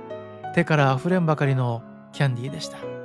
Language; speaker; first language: Japanese; native; Japanese